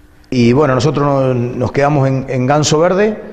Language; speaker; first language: Spanish; native; Spanish